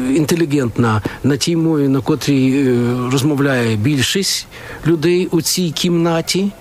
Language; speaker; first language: Ukrainian; non-native, local second language; Russian